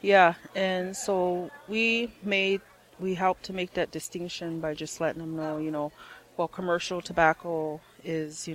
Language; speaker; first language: English; native; English